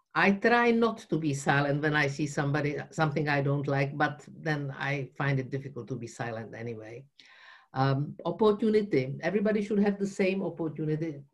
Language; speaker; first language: English; non-native, fluent; Czech